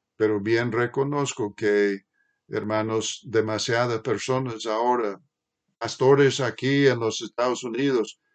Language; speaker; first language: Spanish; non-native, fluent; English